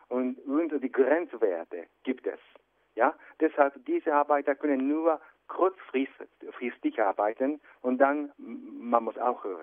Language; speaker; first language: German; non-native, fluent; Japanese